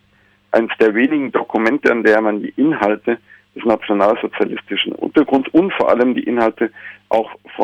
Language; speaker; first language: German; native; German